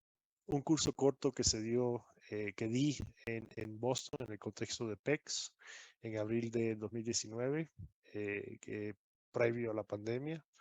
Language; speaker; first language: Spanish; native; Spanish